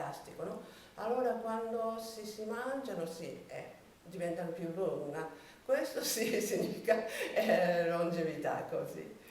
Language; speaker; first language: Italian; non-native, learner; Japanese